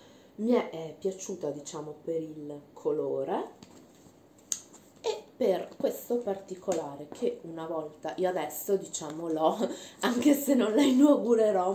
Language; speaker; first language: Italian; native; Italian